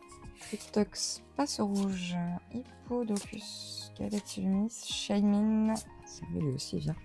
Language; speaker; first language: French; native; French